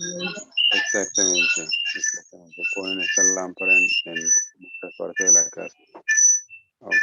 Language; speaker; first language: Spanish; non-native, fluent; English